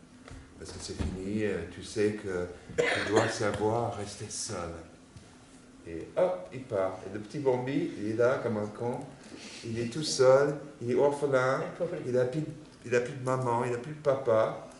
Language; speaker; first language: French; non-native, fluent; English